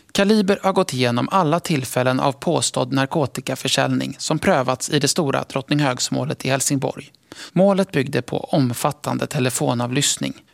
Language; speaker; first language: Swedish; native; Swedish